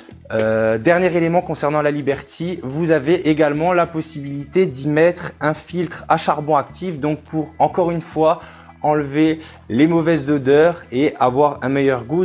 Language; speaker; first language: French; native; French